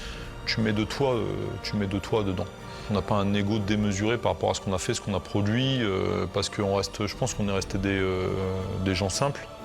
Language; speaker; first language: French; native; French